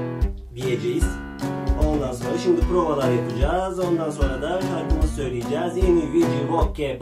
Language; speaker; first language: Turkish; native; Turkish